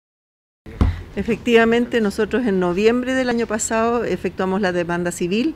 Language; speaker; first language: Spanish; native; Spanish